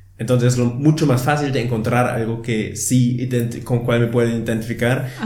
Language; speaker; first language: Spanish; non-native, fluent; German